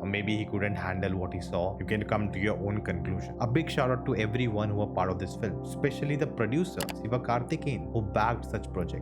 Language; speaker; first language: English; non-native, local second language; Hindi